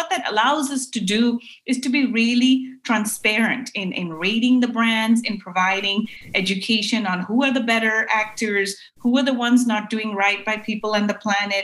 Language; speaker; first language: English; non-native, local second language; Urdu